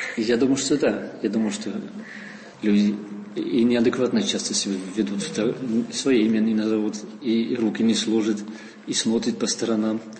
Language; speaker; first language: Russian; non-native, fluent; Dutch